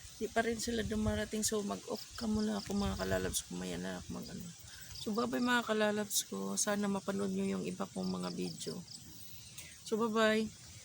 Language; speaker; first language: Filipino; native; Filipino